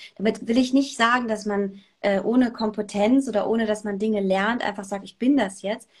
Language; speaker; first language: German; early bilingual, other home language; Persian